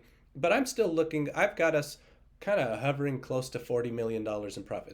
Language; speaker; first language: English; native; English